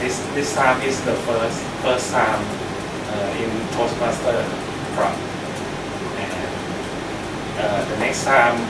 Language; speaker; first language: English; non-native, learner; Thai